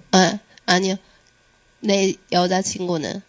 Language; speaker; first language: Korean; non-native, learner; Chinese